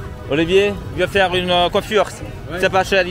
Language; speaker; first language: French; non-native, fluent; Vietnamese